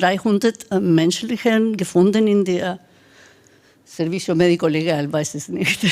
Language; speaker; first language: German; non-native, fluent; Spanish